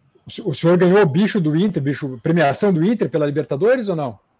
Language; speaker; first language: Portuguese; native; Portuguese